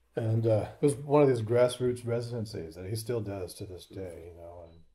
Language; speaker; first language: English; native; English